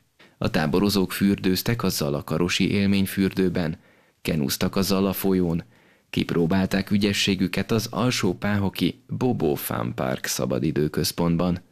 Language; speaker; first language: Hungarian; native; Hungarian